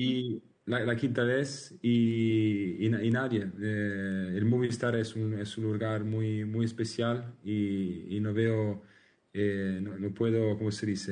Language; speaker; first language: Spanish; non-native, learner; Italian